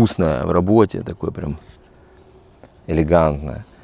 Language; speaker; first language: Russian; native; Russian